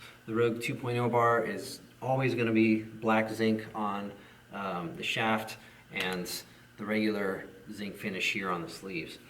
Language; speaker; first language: English; native; English